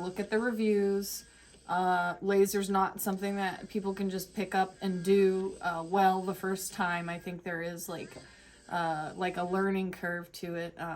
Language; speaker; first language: English; native; English